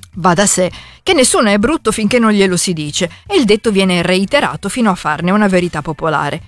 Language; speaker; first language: Italian; native; Italian